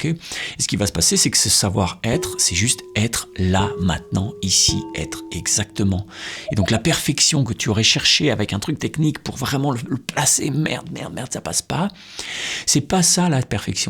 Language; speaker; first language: French; native; French